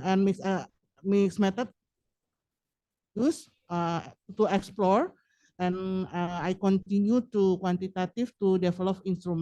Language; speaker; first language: English; non-native, learner; Indonesian